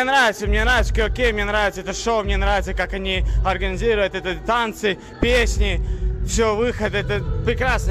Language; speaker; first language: Russian; non-native, local second language; Latvian